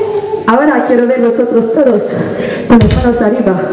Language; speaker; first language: Spanish; non-native, learner; French